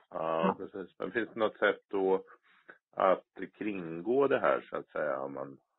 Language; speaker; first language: Swedish; native; Swedish